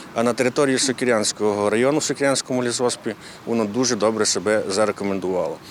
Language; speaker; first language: Ukrainian; native; Ukrainian